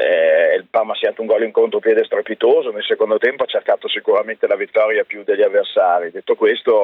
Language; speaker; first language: Italian; native; Italian